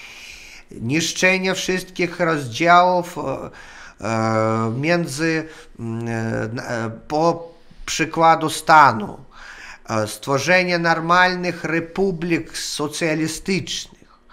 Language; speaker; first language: Polish; non-native, learner; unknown